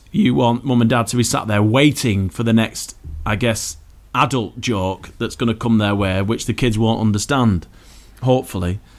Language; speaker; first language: English; native; English